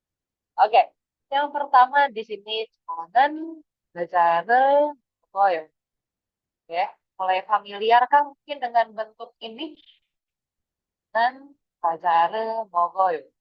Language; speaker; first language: Indonesian; native; Indonesian